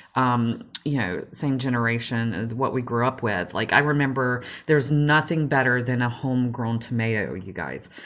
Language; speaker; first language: English; native; English